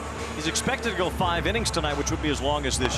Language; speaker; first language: English; native; English